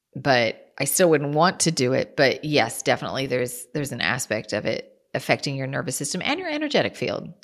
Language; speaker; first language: English; native; English